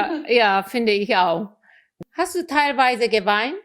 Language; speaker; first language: German; non-native, fluent; Korean